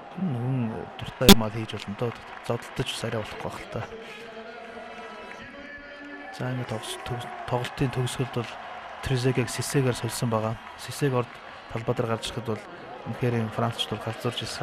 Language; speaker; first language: Mongolian; native; Mongolian